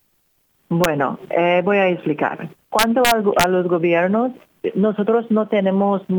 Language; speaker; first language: Spanish; non-native, fluent; English